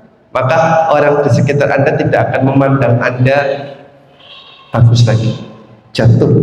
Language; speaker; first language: Indonesian; native; Indonesian